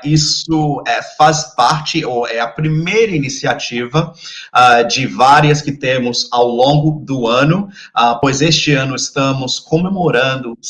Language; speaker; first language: Portuguese; non-native, fluent; English